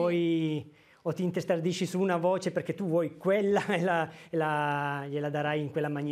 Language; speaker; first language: Italian; native; Italian